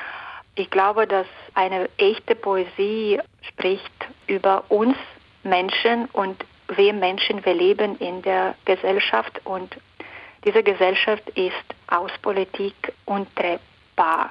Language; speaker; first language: German; non-native, fluent; Belarusian